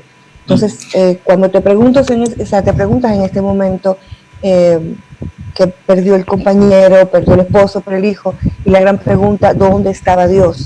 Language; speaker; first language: Spanish; native; Spanish